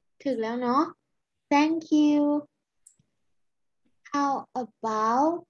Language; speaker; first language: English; non-native, fluent; Lao